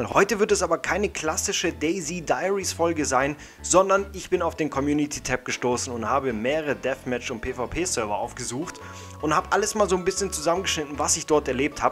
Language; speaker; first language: German; native; German